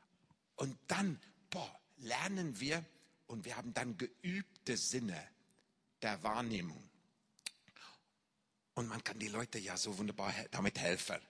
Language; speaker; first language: German; non-native, fluent; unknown